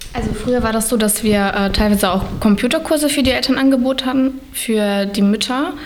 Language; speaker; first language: German; native; German